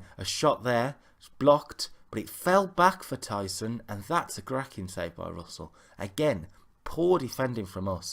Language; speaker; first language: English; native; English